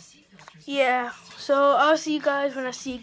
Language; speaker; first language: English; native; English